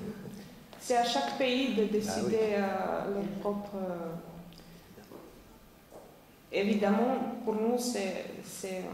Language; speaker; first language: French; non-native, fluent; Slovenian